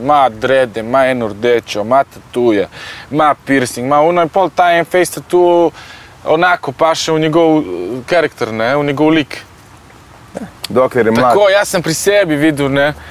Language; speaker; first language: Slovenian; native; Slovenian